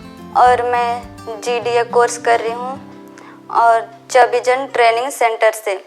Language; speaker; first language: Hindi; non-native, local second language; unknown